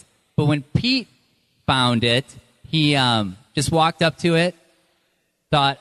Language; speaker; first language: English; native; English